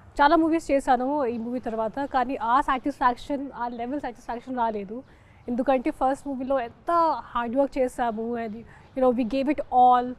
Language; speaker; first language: Telugu; non-native, fluent; Hindi